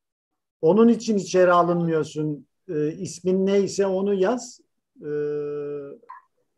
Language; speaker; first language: Turkish; native; Turkish